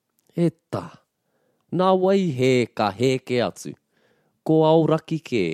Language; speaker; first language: Māori; non-native, local second language; English